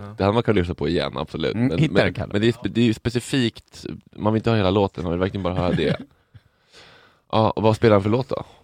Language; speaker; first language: Swedish; native; Swedish